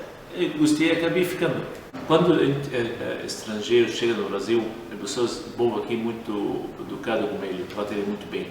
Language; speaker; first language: Portuguese; non-native, learner; Arabic